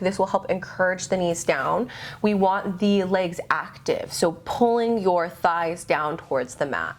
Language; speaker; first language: English; native; English